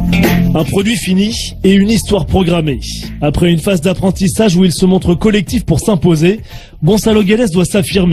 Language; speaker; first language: French; native; French